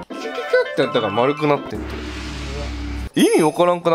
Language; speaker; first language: Japanese; native; Japanese